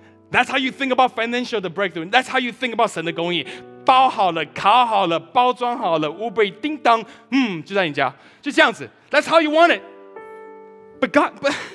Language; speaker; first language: English; early bilingual, other home language; Chinese